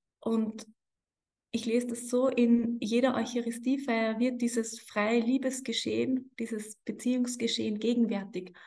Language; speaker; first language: German; native; German